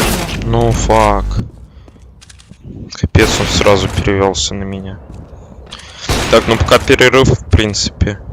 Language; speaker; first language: Russian; native; Russian